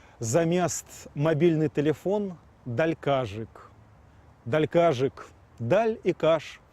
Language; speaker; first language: Belarusian; native; Belarusian